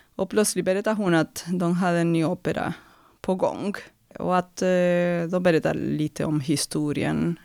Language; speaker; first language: Swedish; non-native, fluent; Spanish